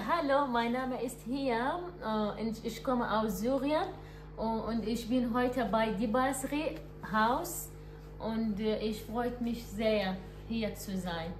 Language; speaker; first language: German; non-native, learner; Arabic